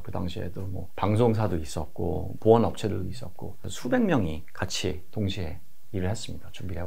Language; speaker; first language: Korean; native; Korean